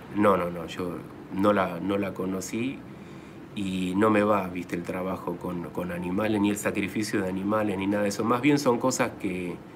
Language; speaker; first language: Spanish; native; Spanish